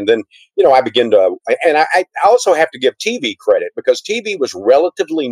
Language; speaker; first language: English; native; English